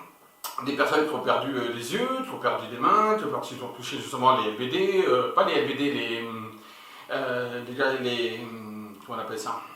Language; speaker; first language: French; native; French